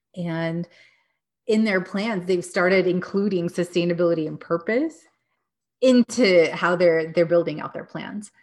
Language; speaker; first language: English; native; English